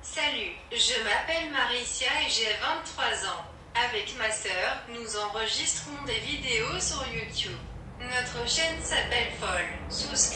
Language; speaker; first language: French; non-native, learner; Polish